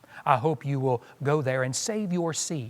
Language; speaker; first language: English; native; English